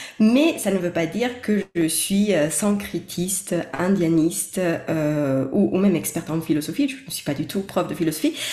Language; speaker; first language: French; non-native, fluent; Spanish